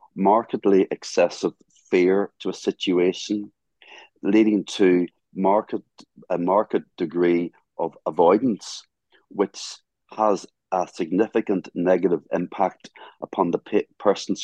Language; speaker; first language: English; native; English